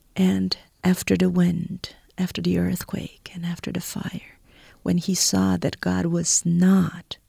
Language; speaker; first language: English; non-native, fluent; Portuguese